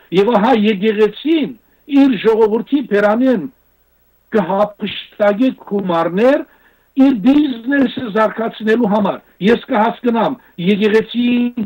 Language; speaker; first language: Armenian; native; Armenian